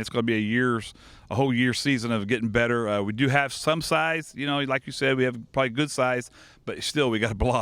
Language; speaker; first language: English; native; English